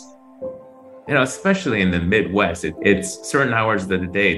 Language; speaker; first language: English; native; English